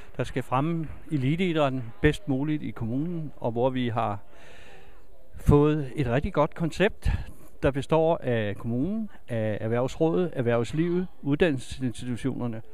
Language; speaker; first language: Danish; native; Danish